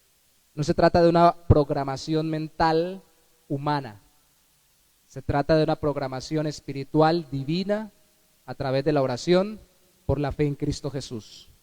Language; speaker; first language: Spanish; native; Spanish